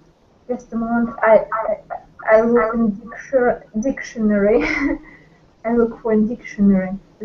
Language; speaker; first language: English; non-native, learner; Russian